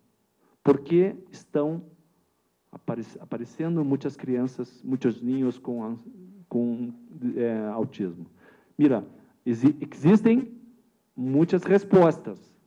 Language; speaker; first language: Spanish; non-native, learner; Portuguese